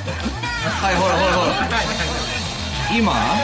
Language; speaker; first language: Japanese; non-native, learner; English